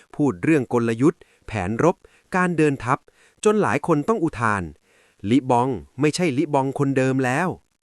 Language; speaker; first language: Thai; native; Thai